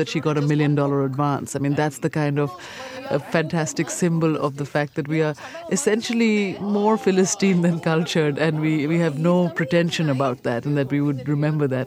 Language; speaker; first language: English; non-native, local second language; Punjabi